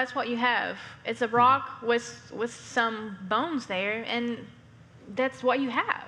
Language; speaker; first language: English; non-native, fluent; Portuguese